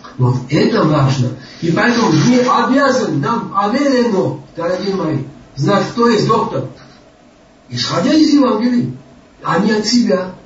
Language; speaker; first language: Russian; non-native, local second language; Georgian